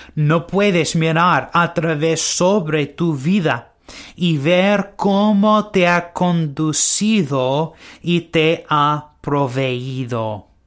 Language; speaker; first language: Spanish; non-native, learner; English